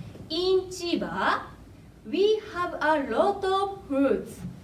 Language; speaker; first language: English; non-native, fluent; Japanese